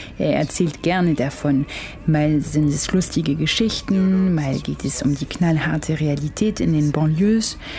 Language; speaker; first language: German; non-native, fluent; French